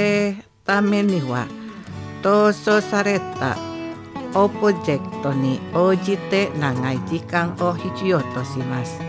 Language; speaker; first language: Japanese; non-native, fluent; Indonesian